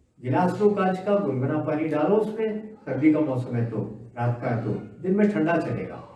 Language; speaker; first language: Hindi; native; Hindi